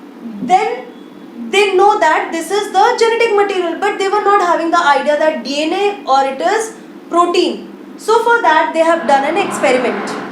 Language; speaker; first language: English; non-native, local second language; Hindi